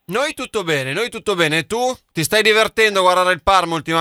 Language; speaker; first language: Italian; native; Italian